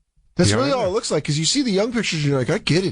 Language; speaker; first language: English; native; English